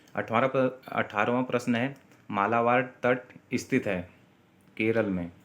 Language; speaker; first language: Hindi; native; Hindi